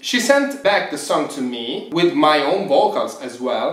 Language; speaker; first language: English; non-native, fluent; Italian